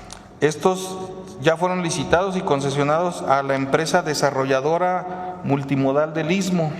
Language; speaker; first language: Spanish; native; Spanish